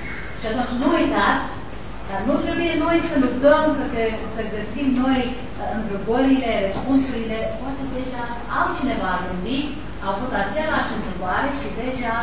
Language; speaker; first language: Romanian; non-native, local second language; Hungarian